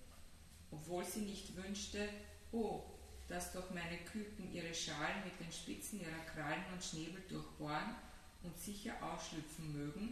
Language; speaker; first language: German; native; German